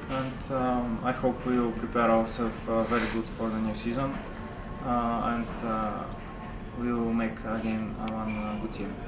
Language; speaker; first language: English; non-native, fluent; Bulgarian